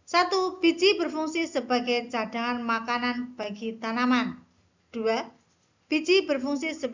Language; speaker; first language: Indonesian; native; Indonesian